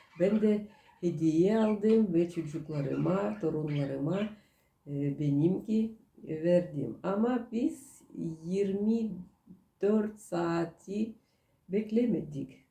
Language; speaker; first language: Turkish; non-native, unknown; Russian